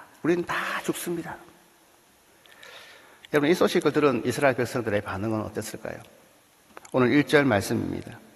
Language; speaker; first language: Korean; native; Korean